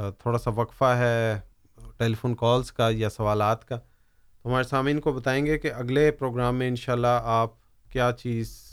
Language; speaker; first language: Urdu; native; Urdu